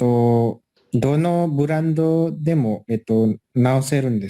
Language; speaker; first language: Japanese; non-native, learner; Indonesian